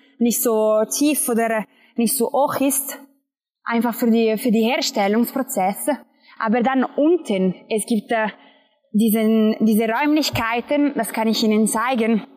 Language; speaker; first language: German; non-native, local second language; Italian